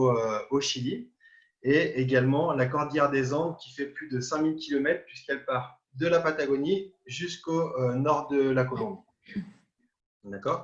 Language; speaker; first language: French; native; French